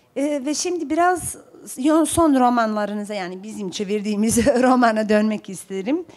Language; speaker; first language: Turkish; non-native, fluent; Bosnian